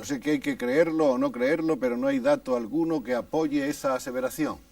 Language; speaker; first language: Spanish; native; Spanish